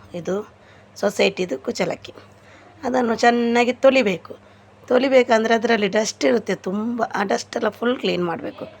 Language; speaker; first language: Kannada; non-native, local second language; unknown